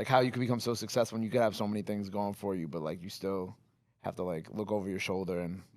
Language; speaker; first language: English; native; English